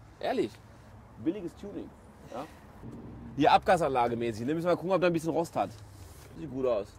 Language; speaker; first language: German; native; German